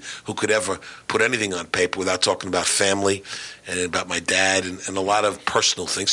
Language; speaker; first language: English; native; English